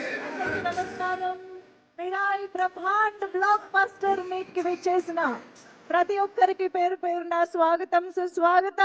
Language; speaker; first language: Telugu; native; Telugu